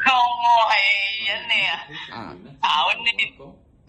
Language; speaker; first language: Cantonese; non-native, learner; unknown